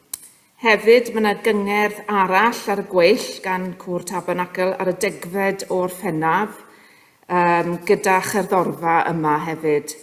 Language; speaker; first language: Welsh; native; Welsh